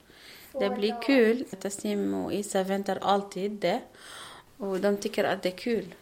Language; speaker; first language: Swedish; non-native, learner; Arabic